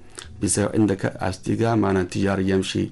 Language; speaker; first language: Arabic; non-native, learner; Chinese